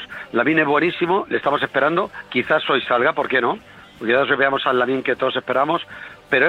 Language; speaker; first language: Spanish; native; Spanish